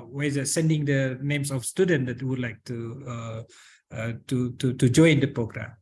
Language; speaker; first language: English; non-native, learner; Indonesian